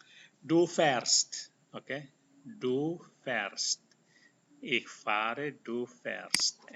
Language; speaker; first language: German; non-native, fluent; Indonesian